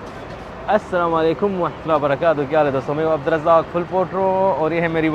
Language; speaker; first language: Hindi; non-native, local second language; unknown